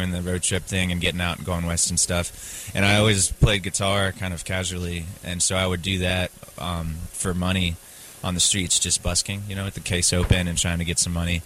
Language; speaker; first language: English; native; English